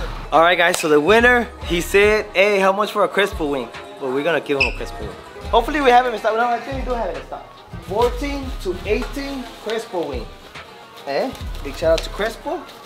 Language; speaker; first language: English; early bilingual, other home language; Spanish